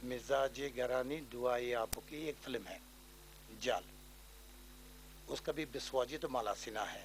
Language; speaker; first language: Hindi; non-native, learner; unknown